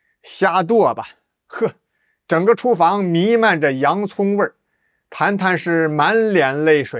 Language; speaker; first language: Chinese; native; Chinese